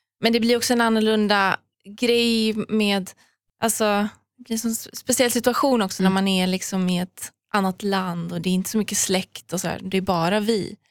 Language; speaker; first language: Swedish; early bilingual, other home language; Persian